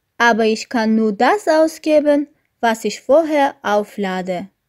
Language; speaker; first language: German; non-native, learner; Armenian